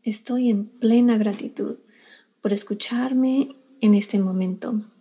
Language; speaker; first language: Spanish; early bilingual, heritage; Spanish